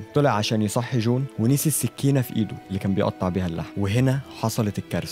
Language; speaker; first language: Arabic; native; Arabic